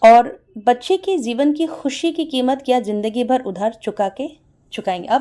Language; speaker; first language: Hindi; non-native, local second language; Assamese